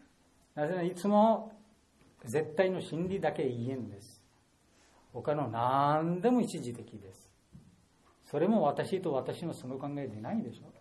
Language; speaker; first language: Japanese; non-native, learner; Bangla